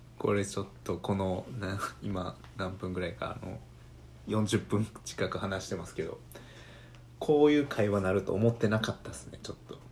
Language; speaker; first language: Japanese; native; Japanese